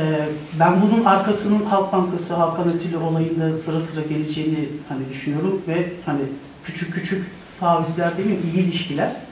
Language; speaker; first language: Turkish; native; Turkish